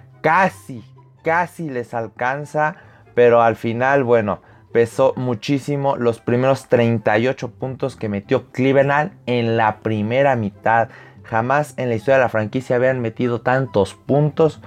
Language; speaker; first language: Spanish; native; Spanish